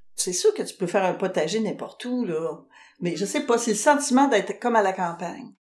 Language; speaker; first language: French; native; French